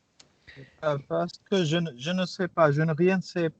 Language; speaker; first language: French; non-native, learner; English